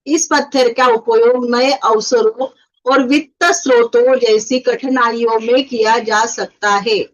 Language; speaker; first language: Hindi; non-native, local second language; Marathi